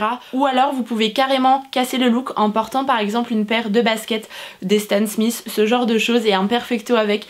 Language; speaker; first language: French; native; French